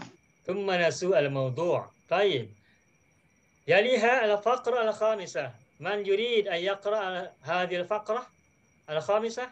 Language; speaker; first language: Arabic; non-native, fluent; Indonesian